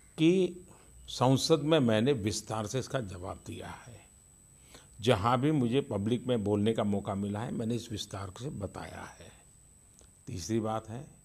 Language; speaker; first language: Hindi; non-native, local second language; Gujarati